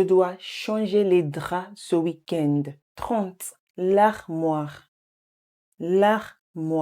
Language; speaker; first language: French; non-native, fluent; English